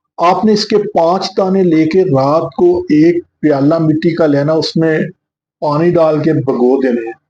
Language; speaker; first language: Urdu; non-native, local second language; Punjabi